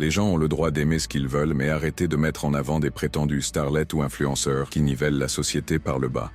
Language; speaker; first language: French; native; French